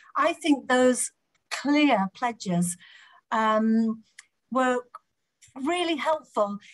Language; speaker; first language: English; native; English